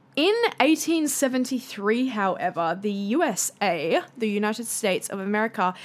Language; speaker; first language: English; native; English